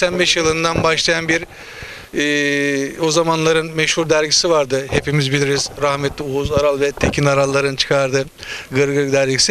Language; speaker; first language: Turkish; native; Turkish